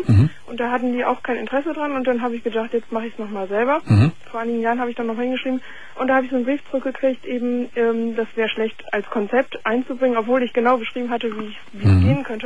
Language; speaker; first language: German; native; German